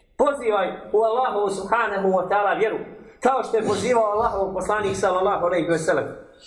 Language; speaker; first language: Bosnian; native; Bosnian